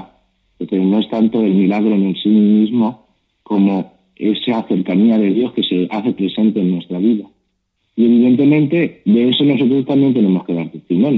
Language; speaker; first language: Spanish; native; Spanish